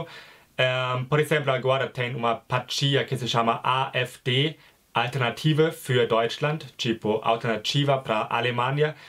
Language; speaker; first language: Portuguese; non-native, fluent; German